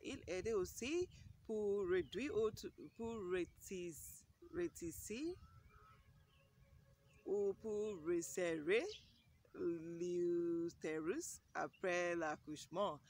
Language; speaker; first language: French; non-native, learner; English